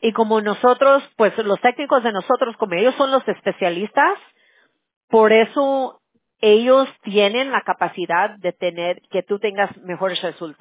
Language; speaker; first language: Spanish; early bilingual, heritage; Spanish